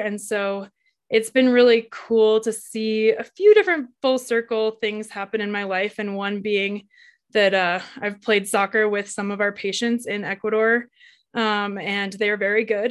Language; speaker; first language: English; native; English